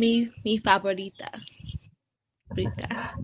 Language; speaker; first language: Spanish; non-native, learner; English